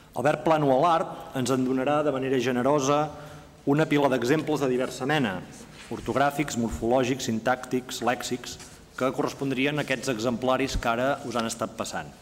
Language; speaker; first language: Catalan; native; Catalan